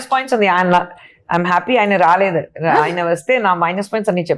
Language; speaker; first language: Telugu; non-native, local second language; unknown